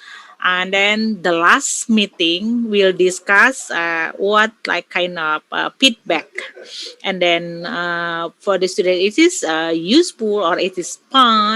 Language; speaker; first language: English; non-native, learner; Indonesian